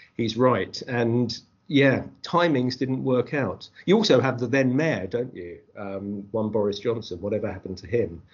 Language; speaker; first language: English; native; English